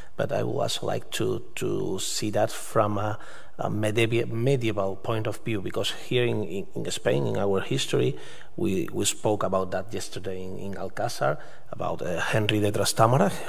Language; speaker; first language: English; non-native, fluent; Spanish